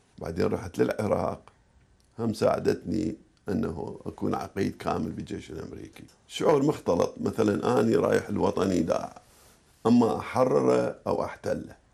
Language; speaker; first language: Arabic; native; Arabic